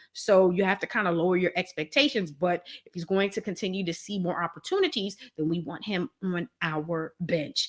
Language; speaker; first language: English; native; English